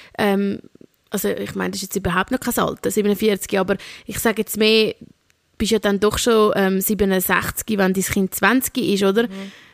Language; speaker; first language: German; native; German